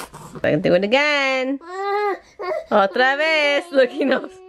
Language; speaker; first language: English; native; English